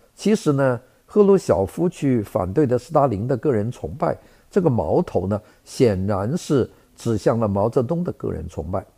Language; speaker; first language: Chinese; native; Chinese